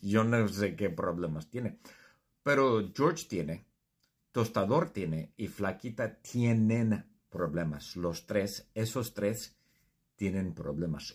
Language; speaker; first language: Spanish; non-native, fluent; English